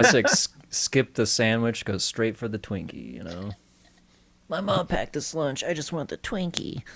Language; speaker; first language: English; native; English